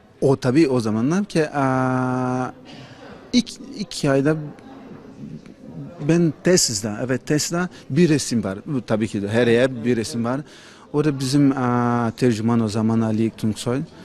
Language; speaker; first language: Turkish; non-native, learner; Portuguese